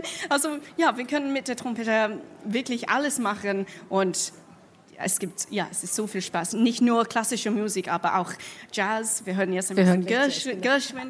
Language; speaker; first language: German; non-native, learner; English